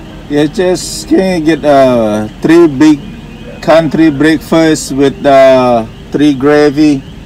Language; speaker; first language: English; non-native, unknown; Indonesian